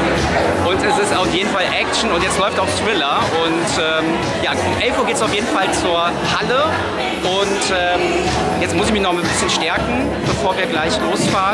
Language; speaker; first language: German; native; German